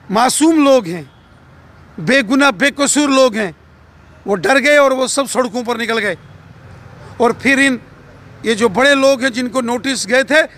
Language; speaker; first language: Hindi; non-native, local second language; Dogri